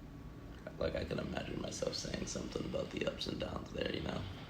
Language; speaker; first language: English; native; English